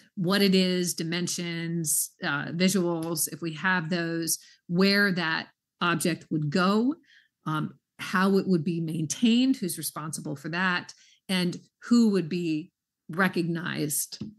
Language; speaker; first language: English; native; English